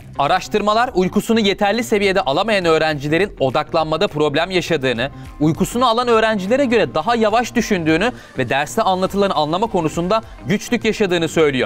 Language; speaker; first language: Turkish; native; Turkish